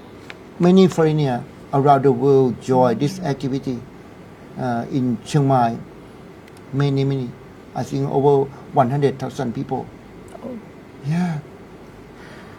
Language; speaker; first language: English; non-native, learner; Thai